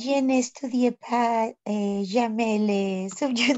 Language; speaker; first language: French; non-native, learner; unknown